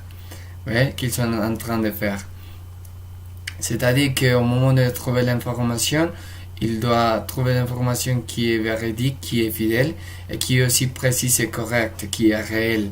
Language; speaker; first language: French; non-native, fluent; Spanish